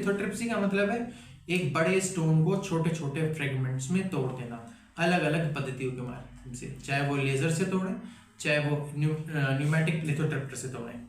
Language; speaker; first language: Hindi; native; Hindi